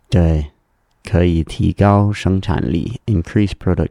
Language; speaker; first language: Chinese; non-native, learner; English